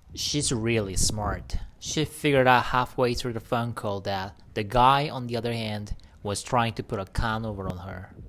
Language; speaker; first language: English; non-native, fluent; Korean